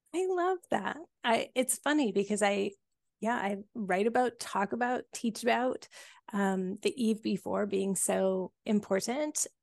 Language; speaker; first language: English; native; English